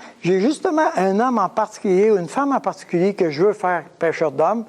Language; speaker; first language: French; native; French